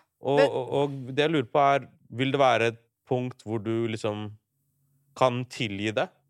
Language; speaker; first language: Norwegian; early bilingual, other home language; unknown